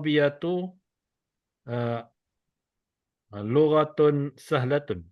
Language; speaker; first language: Arabic; non-native, learner; Malay